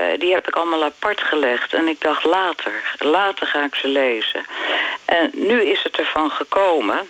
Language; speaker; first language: Dutch; native; Dutch